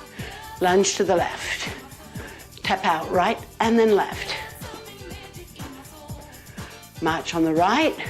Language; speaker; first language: English; native; English